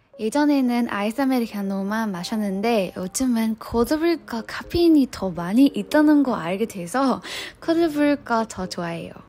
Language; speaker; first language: Korean; non-native, fluent; Vietnamese